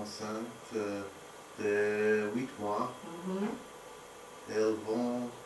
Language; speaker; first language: French; non-native, learner; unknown